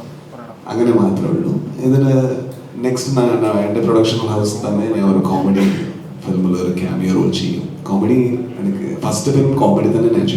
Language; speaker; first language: Malayalam; non-native, learner; Kannada